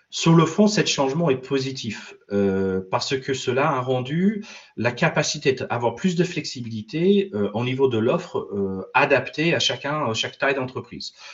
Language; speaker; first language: French; non-native, fluent; English